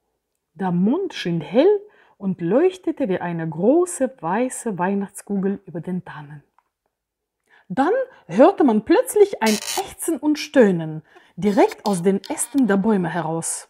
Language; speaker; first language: German; native; German